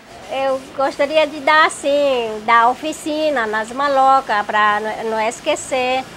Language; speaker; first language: Portuguese; non-native, local second language; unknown